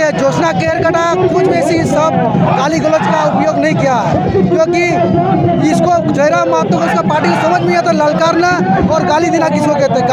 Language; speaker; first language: Hindi; native; Hindi